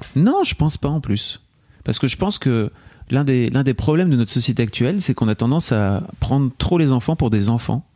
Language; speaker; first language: French; native; French